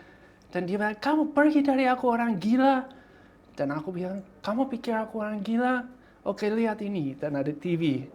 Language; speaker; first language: Indonesian; non-native, fluent; English